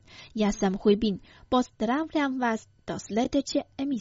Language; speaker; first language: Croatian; non-native, fluent; Chinese